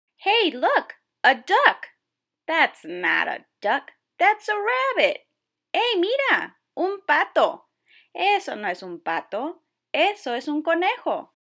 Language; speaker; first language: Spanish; early bilingual, heritage; Spanish